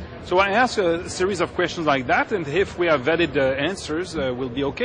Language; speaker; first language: English; non-native, fluent; French